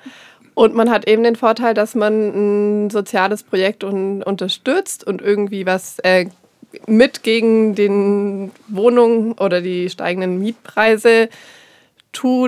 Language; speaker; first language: German; native; German